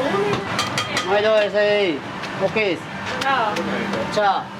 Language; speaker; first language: Japanese; native; Japanese